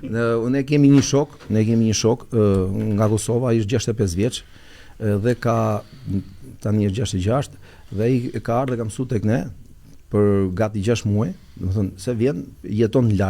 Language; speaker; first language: Albanian; native; Albanian